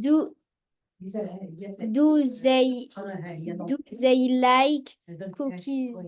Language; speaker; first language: English; non-native, learner; French